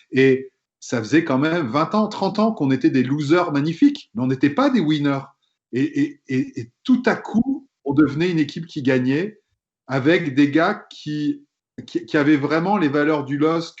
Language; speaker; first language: French; native; French